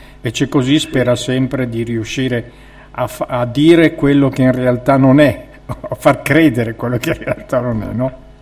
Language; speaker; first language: Italian; native; Italian